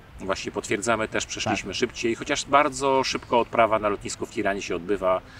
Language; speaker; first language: Polish; native; Polish